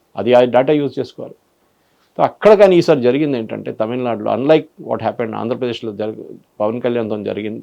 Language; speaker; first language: Telugu; non-native, fluent; Malayalam